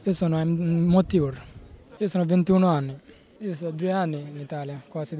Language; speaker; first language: Italian; non-native, learner; Bangla